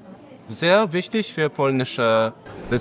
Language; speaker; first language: German; non-native, fluent; Polish